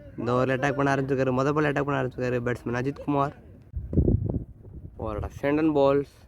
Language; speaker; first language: Tamil; native; Tamil